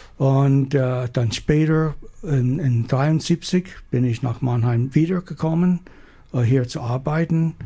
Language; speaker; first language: German; non-native, fluent; English